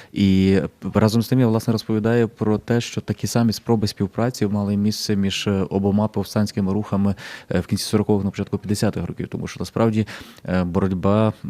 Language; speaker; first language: Ukrainian; native; Ukrainian